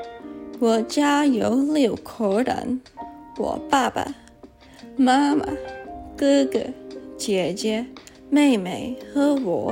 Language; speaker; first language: Chinese; early bilingual, heritage; Chinese